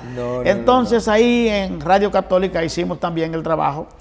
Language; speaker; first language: Spanish; native; Spanish